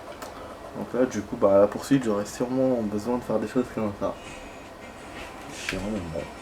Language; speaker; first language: French; native; French